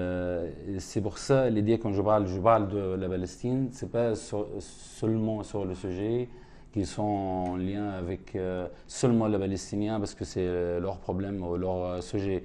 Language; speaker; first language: French; non-native, fluent; Arabic